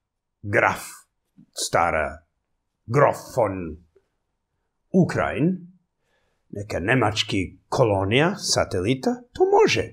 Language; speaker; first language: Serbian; early bilingual, heritage; English